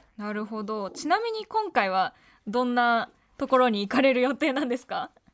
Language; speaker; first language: Japanese; native; Japanese